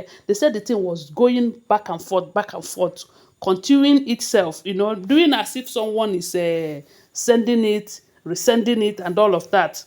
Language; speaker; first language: English; non-native, local second language; Yoruba